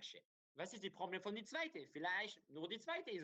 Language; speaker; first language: German; non-native, learner; Hebrew